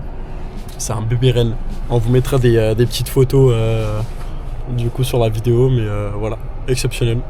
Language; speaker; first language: French; native; French